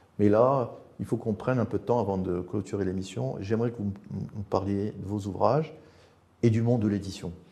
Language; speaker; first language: French; non-native, local second language; Arabic